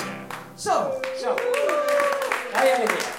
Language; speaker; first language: Dutch; native; Dutch